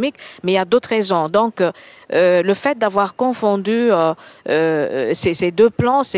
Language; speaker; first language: French; native; French